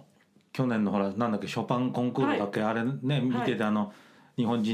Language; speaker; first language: Japanese; native; Japanese